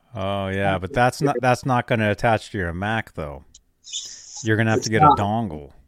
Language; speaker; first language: English; native; English